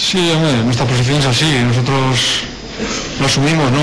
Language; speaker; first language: Spanish; native; Spanish